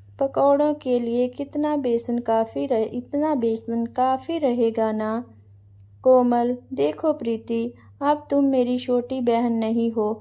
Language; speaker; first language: Hindi; non-native, local second language; Punjabi